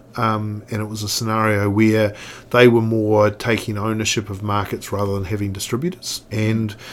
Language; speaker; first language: English; native; English